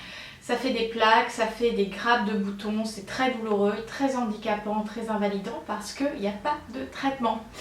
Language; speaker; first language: French; native; French